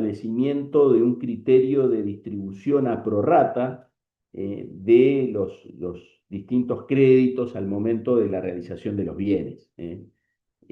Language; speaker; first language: Spanish; native; Spanish